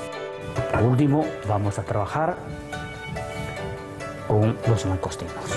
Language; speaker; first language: Spanish; non-native, fluent; Chinese